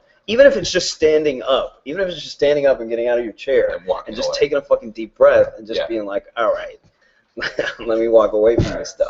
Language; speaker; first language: English; native; English